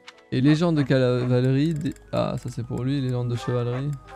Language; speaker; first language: French; native; French